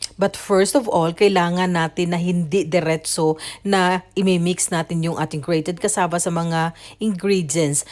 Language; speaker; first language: Filipino; non-native, local second language; Cebuano